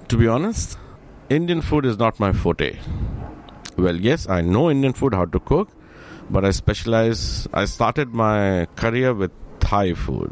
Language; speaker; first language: English; non-native, local second language; Hindi